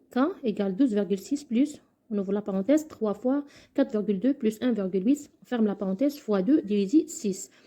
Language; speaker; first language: French; non-native, local second language; Arabic